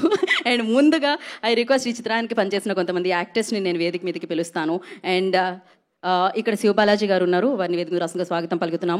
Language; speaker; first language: Telugu; native; Telugu